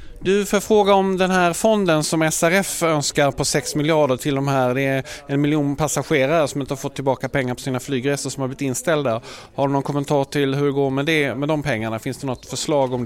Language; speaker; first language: Swedish; native; Swedish